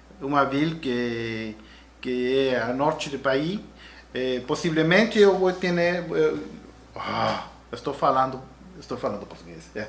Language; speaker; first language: Portuguese; non-native, learner; Spanish